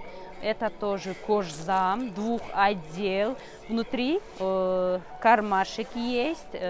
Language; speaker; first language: Russian; non-native, learner; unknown